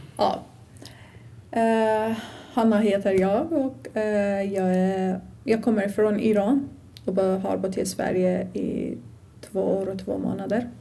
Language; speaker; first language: Swedish; non-native, learner; Persian